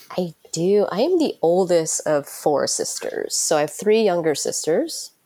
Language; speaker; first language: English; native; English